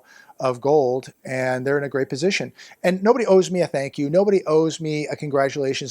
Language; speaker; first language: English; native; English